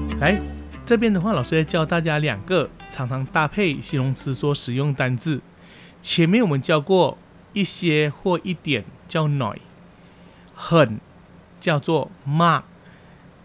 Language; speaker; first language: Chinese; early bilingual, heritage; Chinese